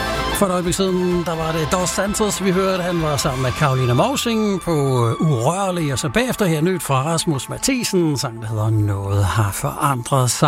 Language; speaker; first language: Danish; native; Danish